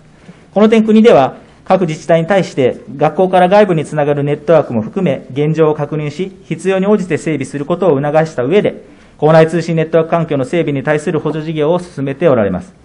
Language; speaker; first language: Japanese; native; Japanese